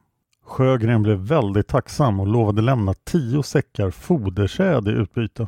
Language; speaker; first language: Swedish; native; Swedish